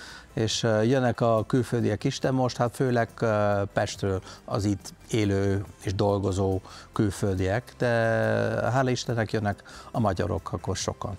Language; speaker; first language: Hungarian; non-native, fluent; Dutch